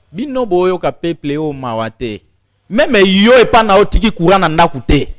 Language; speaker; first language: Lingala; native; Lingala